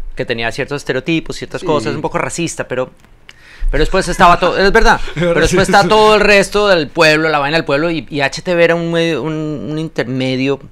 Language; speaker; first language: Spanish; native; Spanish